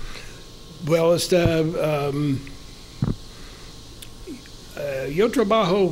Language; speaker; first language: Spanish; non-native, fluent; English